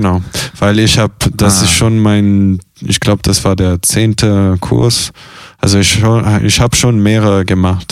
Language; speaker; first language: German; non-native, fluent; Italian